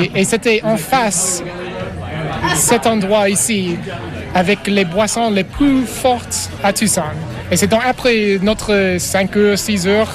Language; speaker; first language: French; non-native, fluent; English